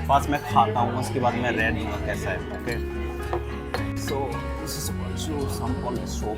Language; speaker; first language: Hindi; non-native, local second language; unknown